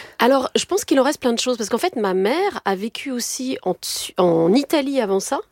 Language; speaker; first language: French; native; French